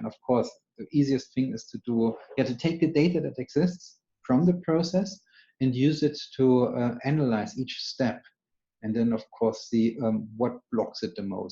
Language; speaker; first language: English; non-native, fluent; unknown